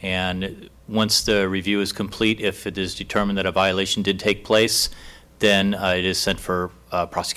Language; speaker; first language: English; native; English